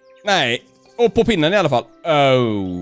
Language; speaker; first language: Swedish; native; Swedish